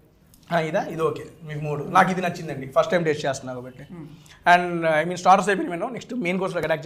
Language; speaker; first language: Telugu; native; Telugu